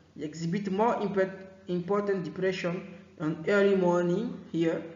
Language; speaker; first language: English; non-native, fluent; French